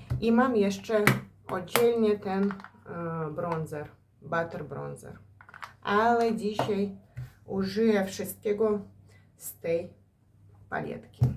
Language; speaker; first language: Polish; non-native, fluent; Ukrainian